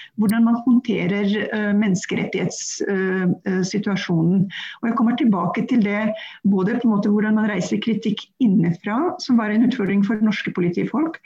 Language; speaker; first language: Norwegian; non-native, fluent; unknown